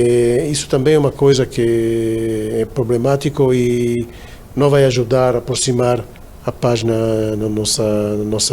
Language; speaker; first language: Portuguese; non-native, fluent; Hebrew